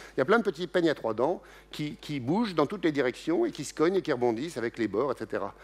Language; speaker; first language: French; native; French